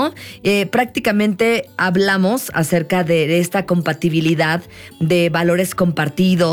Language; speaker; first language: Spanish; native; Spanish